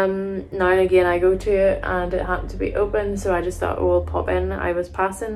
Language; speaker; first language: English; native; English